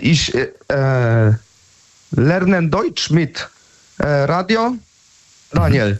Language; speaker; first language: German; non-native, learner; Polish